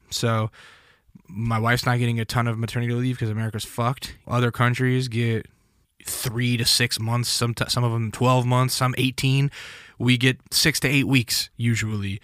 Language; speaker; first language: English; native; English